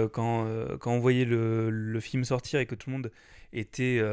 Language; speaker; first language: French; native; French